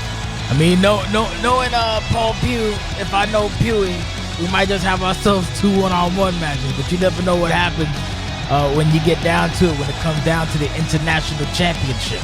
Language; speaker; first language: English; native; English